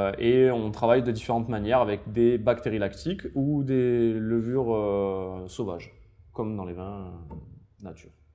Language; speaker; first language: French; native; French